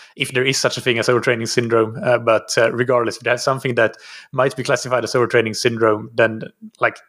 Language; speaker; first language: English; non-native, fluent; Finnish